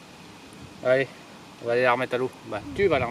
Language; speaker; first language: French; native; French